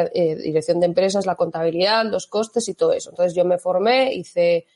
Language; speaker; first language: Spanish; native; Spanish